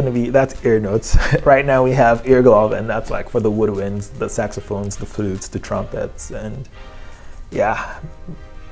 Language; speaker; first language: English; non-native, local second language; Yoruba